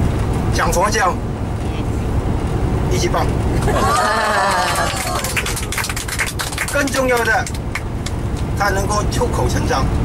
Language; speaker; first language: Chinese; native; Chinese